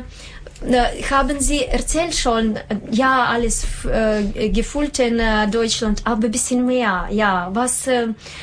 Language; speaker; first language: German; non-native, learner; Russian